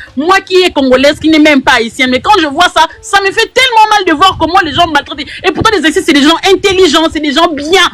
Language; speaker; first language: French; non-native, local second language; Lingala